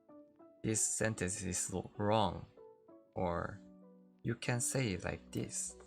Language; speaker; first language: English; non-native, learner; Korean